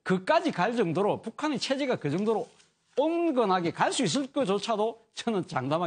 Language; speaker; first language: Korean; native; Korean